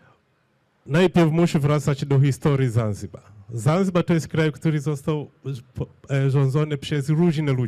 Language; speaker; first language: Polish; non-native, fluent; Swahili